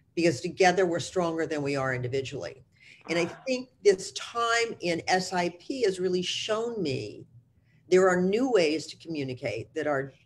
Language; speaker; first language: English; native; English